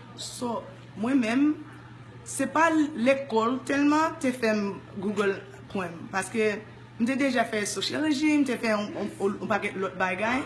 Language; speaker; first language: Haitian Creole; early bilingual, heritage; English